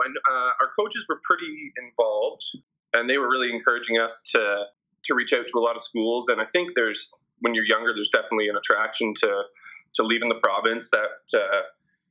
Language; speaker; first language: English; native; English